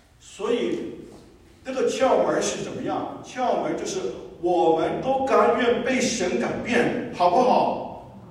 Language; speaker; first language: Chinese; non-native, local second language; Cantonese